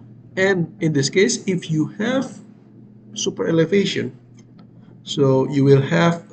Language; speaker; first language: English; non-native, fluent; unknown